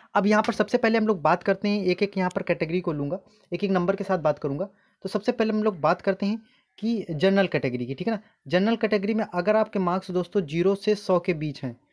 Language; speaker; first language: Hindi; native; Hindi